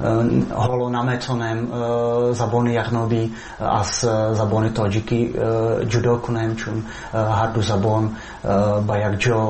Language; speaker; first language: Persian; non-native, learner; Czech